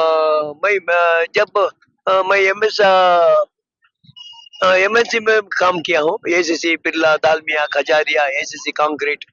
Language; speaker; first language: Hindi; non-native, local second language; Telugu